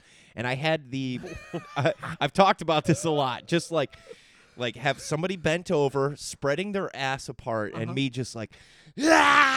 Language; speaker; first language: English; native; English